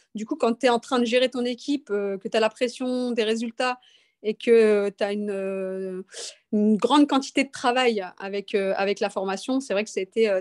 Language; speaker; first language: French; native; French